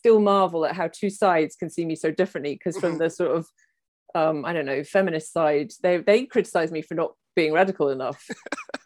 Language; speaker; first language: English; native; English